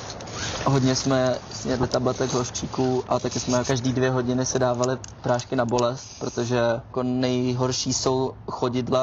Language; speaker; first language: Czech; native; Czech